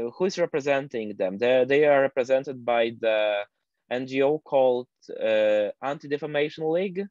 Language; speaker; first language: English; non-native, fluent; Polish